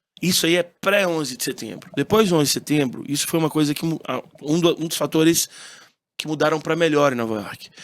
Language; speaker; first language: Portuguese; early bilingual, heritage; Portuguese